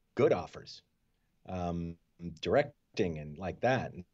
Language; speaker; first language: English; native; English